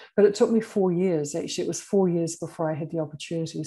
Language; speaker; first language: English; native; English